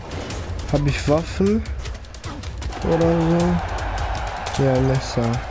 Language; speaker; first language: German; early bilingual, other home language; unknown